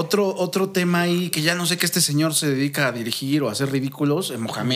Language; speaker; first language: Spanish; native; Spanish